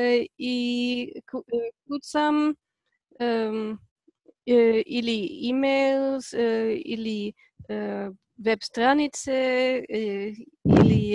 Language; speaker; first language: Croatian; non-native, learner; Polish